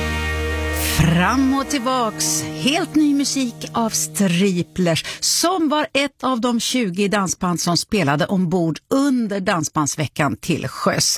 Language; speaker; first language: Swedish; native; Swedish